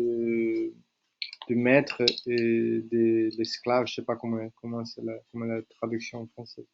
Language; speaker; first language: French; non-native, fluent; Portuguese